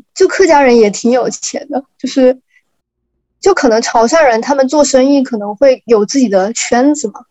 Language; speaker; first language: Chinese; native; Chinese